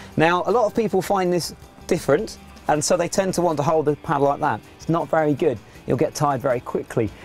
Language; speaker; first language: English; native; English